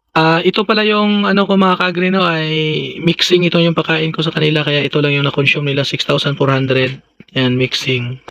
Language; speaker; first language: Filipino; non-native, local second language; Cebuano